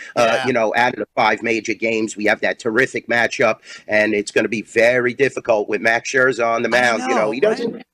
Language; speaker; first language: English; native; English